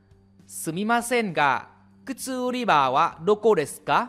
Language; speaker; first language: Japanese; non-native, fluent; Vietnamese